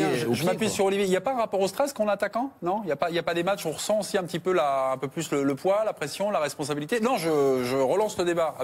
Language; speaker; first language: French; native; French